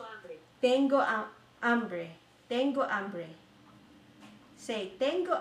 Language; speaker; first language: Spanish; non-native, learner; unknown